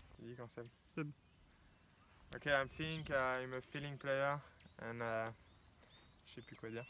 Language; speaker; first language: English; non-native, learner; French